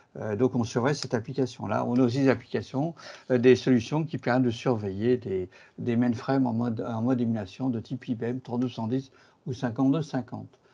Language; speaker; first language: French; native; French